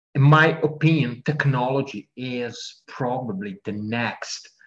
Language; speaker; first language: English; non-native, fluent; Italian